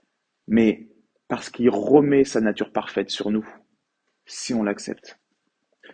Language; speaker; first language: French; native; French